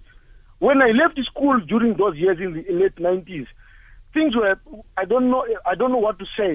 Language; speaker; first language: English; non-native, local second language; Shona